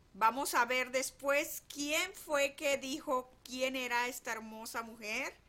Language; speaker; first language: Spanish; native; Spanish